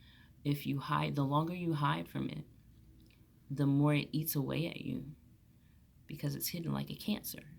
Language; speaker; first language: English; native; English